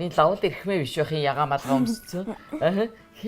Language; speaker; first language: Mongolian; native; Mongolian